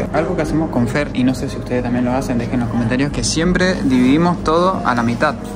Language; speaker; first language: Spanish; native; Spanish